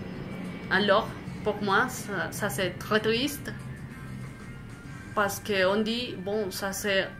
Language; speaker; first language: French; non-native, fluent; Spanish